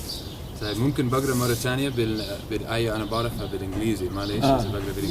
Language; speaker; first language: Arabic; non-native, learner; English